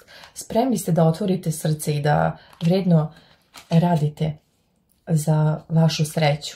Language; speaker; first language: Serbian; native; Serbian